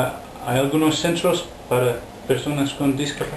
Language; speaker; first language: Spanish; non-native, fluent; English